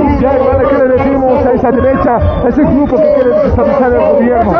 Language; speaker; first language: Spanish; native; Spanish